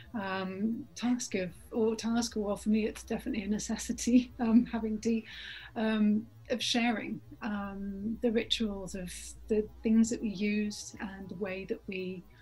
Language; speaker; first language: English; native; English